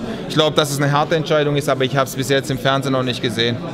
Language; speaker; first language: German; native; German